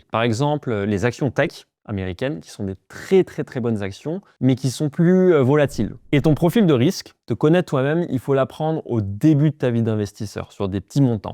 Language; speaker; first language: French; native; French